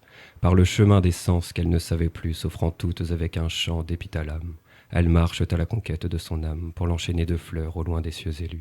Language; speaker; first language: French; native; French